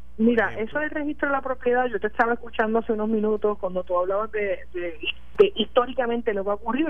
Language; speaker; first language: Spanish; native; Spanish